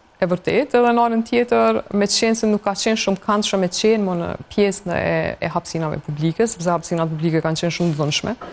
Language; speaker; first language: Albanian; native; Albanian